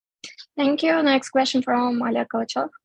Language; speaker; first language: English; non-native, fluent; Russian